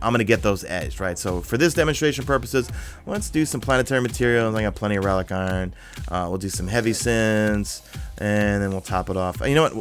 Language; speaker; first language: English; native; English